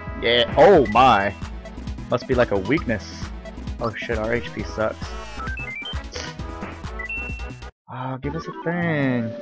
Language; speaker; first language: English; native; English